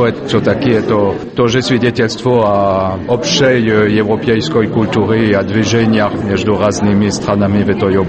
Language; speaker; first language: Russian; non-native, fluent; French